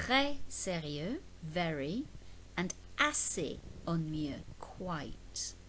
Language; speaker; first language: French; non-native, fluent; English